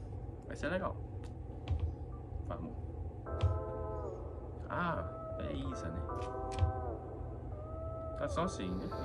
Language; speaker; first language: Portuguese; non-native, fluent; Korean